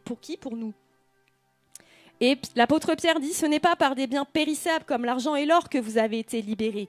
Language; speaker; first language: French; native; French